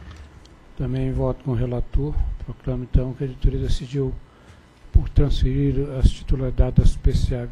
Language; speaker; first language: Portuguese; native; Portuguese